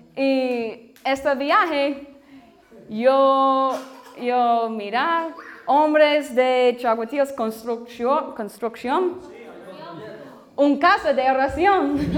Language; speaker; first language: Spanish; non-native, learner; English